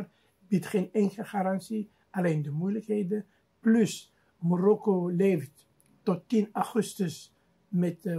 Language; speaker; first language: Dutch; non-native, fluent; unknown